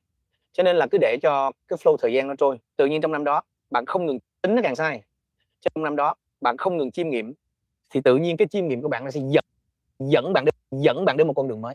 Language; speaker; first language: Vietnamese; native; Vietnamese